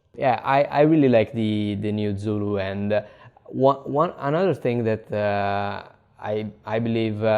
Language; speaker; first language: English; non-native, fluent; Italian